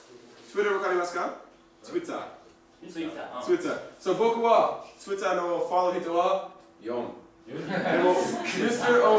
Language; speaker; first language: Japanese; non-native, learner; English